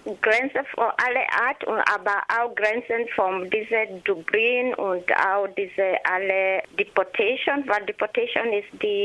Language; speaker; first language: German; non-native, learner; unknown